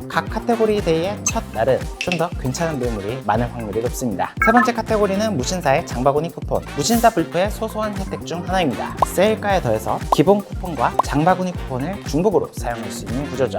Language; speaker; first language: Korean; native; Korean